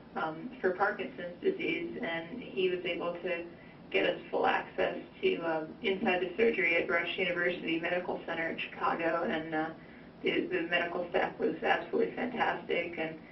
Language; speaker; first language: English; native; English